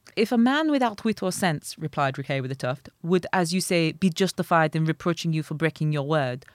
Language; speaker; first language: English; native; English